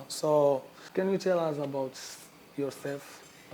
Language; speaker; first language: English; non-native, learner; Arabic